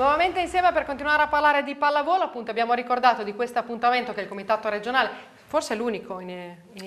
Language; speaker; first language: Italian; native; Italian